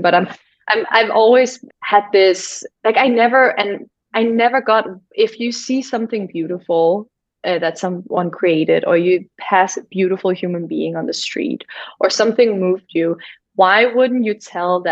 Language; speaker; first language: English; non-native, fluent; Danish